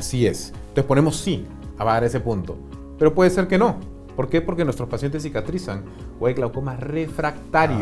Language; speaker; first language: Spanish; native; Spanish